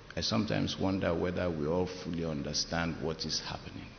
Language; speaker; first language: English; non-native, local second language; Yoruba